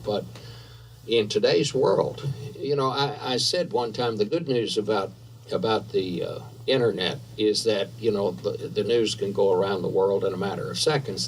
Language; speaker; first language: English; native; English